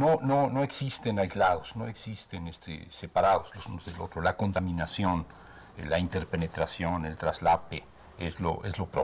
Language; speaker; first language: Spanish; native; Spanish